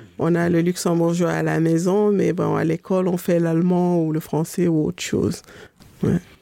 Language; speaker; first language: French; non-native, local second language; Fula